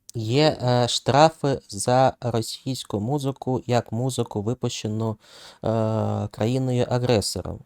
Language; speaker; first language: Ukrainian; non-native, local second language; Russian